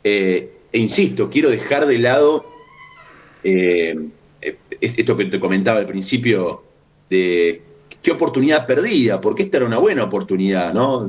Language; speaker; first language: Spanish; native; Spanish